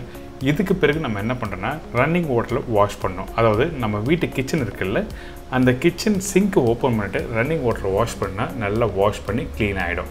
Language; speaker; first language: Tamil; native; Tamil